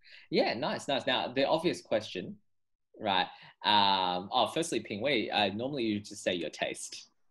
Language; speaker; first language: English; native; English